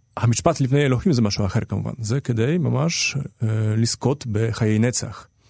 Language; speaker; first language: Hebrew; non-native, fluent; Polish